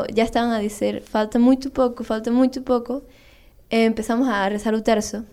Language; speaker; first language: Portuguese; non-native, learner; Spanish